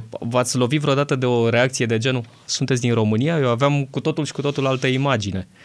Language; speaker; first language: Romanian; native; Romanian